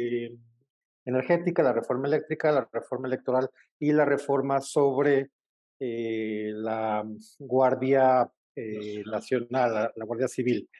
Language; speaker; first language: Spanish; native; Spanish